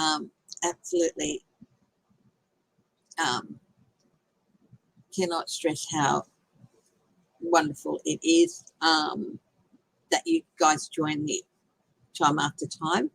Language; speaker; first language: English; native; English